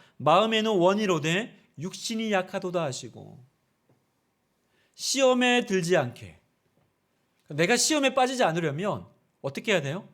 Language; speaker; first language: Korean; native; Korean